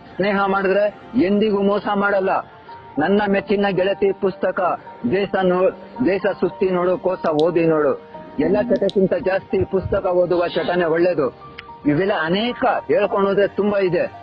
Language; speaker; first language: Kannada; native; Kannada